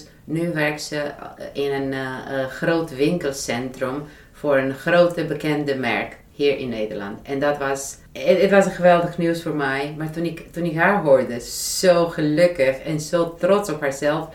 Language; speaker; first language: Dutch; non-native, fluent; Romanian